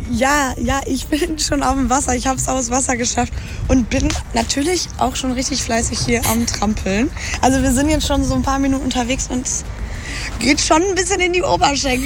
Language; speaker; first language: German; native; German